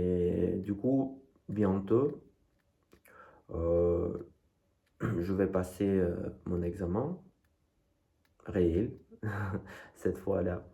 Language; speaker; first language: French; non-native, fluent; Russian